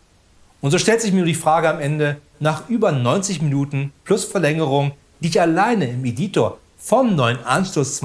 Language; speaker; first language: German; native; German